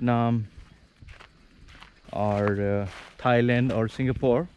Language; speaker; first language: Hindi; non-native, local second language; Assamese